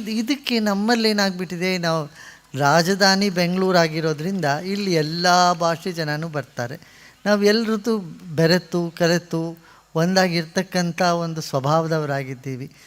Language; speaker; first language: Kannada; non-native, local second language; Tamil